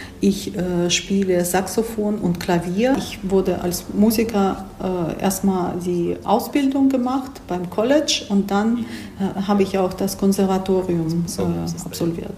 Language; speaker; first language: German; non-native, fluent; Russian